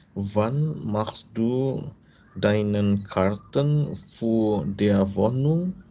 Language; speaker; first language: German; non-native, learner; Indonesian